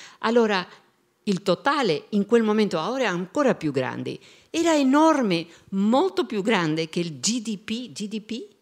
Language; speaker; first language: Italian; non-native, fluent; Spanish